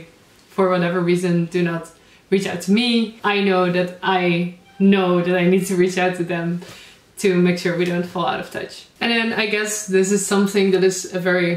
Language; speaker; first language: English; non-native, fluent; Dutch